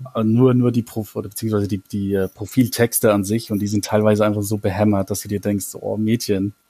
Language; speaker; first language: German; native; German